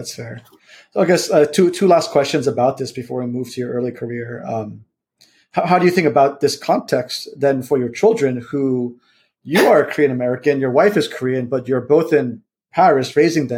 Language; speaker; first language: English; early bilingual, other home language; Vietnamese